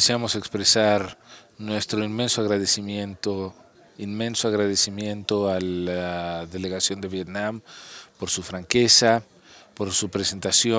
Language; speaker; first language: Spanish; non-native, fluent; English